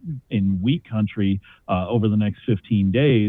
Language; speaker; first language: English; native; English